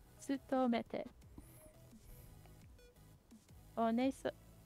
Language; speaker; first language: Japanese; non-native, learner; English